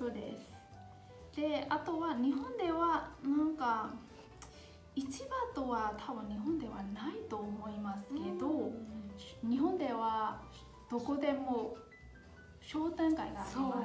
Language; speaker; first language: Japanese; non-native, fluent; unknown